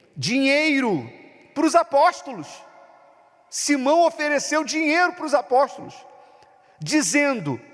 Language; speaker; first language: Portuguese; native; Portuguese